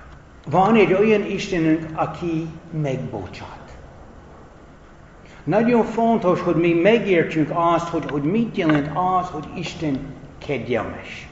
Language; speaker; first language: Hungarian; non-native, fluent; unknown